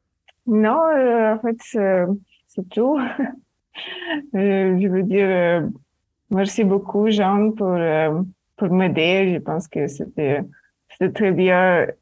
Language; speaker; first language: French; non-native, fluent; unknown